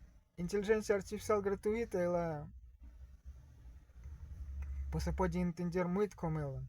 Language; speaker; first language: Portuguese; non-native, learner; Russian